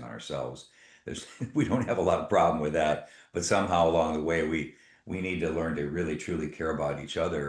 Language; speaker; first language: English; native; English